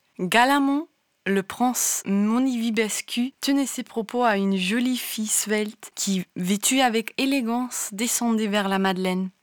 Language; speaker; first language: French; non-native, fluent; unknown